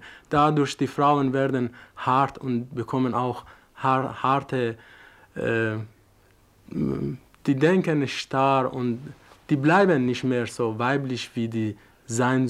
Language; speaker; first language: German; non-native, fluent; Persian